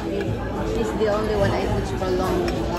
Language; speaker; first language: English; non-native, local second language; Filipino